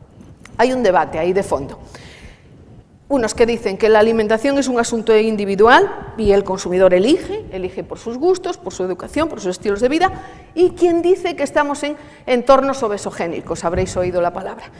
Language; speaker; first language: Spanish; native; Spanish